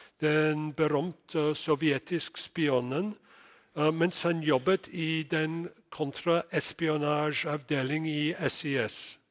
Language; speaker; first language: Norwegian; non-native, fluent; English